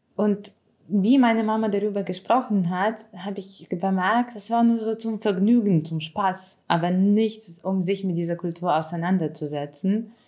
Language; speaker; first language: German; non-native, fluent; Ukrainian